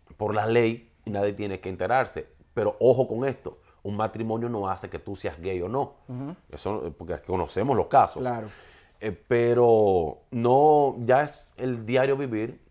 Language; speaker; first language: Spanish; native; Spanish